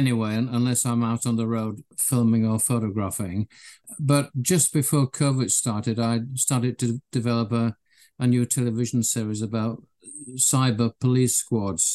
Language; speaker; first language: English; native; English